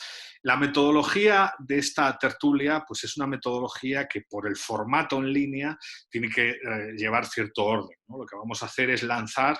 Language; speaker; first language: Spanish; native; Spanish